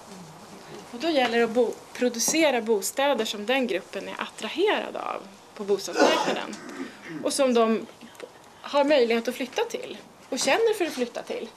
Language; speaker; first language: Swedish; native; Swedish